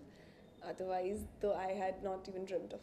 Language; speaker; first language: English; non-native, local second language; Hindi